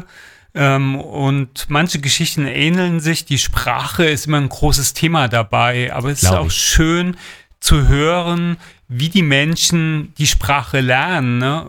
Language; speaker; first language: German; native; German